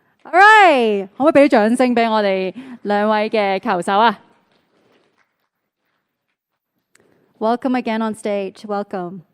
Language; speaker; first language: Cantonese; native; Cantonese